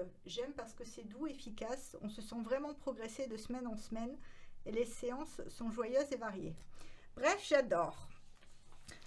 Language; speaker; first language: French; native; French